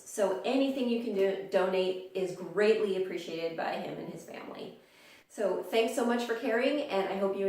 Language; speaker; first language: English; native; English